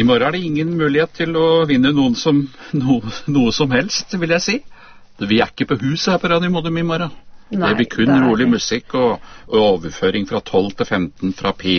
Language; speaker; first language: Norwegian; native; Norwegian